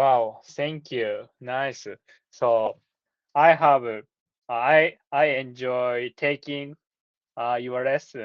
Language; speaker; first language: English; non-native, learner; Japanese